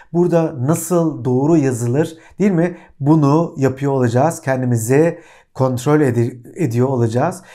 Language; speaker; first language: Turkish; native; Turkish